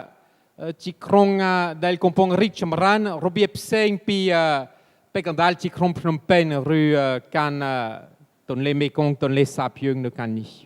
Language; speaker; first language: Khmer; non-native, fluent; French